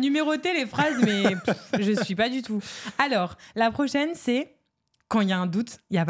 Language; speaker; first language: French; native; French